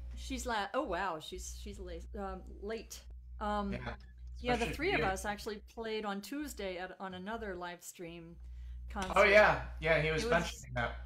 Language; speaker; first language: English; native; English